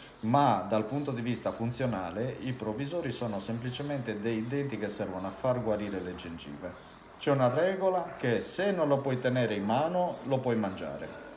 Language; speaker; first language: Italian; native; Italian